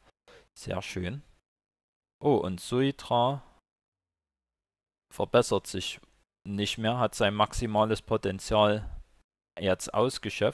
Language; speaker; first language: German; native; German